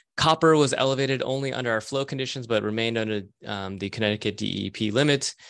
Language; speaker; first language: English; native; English